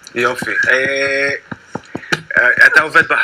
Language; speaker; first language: Hebrew; native; Hebrew